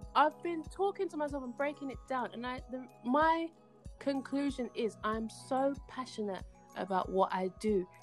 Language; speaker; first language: English; native; English